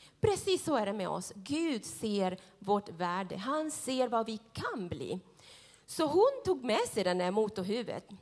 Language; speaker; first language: Swedish; non-native, fluent; Spanish